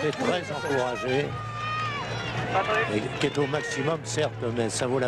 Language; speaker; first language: French; native; French